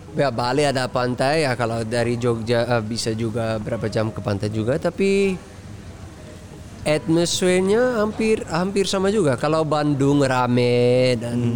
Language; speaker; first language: Indonesian; early bilingual, heritage; Dutch